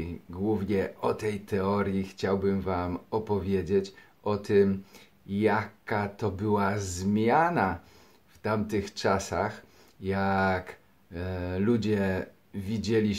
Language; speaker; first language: Polish; native; Polish